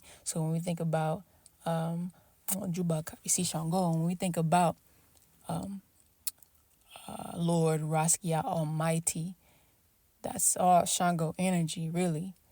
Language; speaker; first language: English; native; English